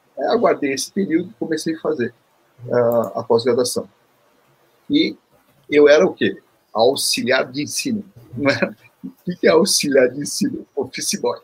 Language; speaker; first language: Portuguese; early bilingual, other home language; Korean